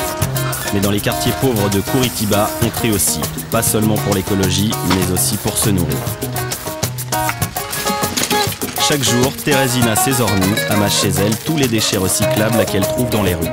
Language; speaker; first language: French; native; French